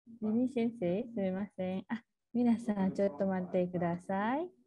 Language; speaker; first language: Japanese; non-native, fluent; Indonesian